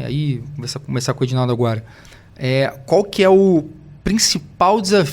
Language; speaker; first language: Portuguese; native; Portuguese